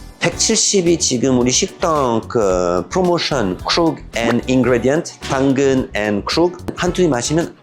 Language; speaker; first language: Korean; non-native, learner; French